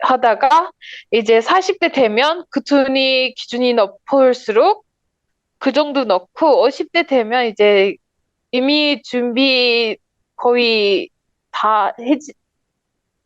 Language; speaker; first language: Korean; non-native, learner; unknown